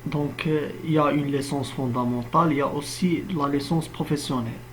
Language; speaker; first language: French; non-native, local second language; Arabic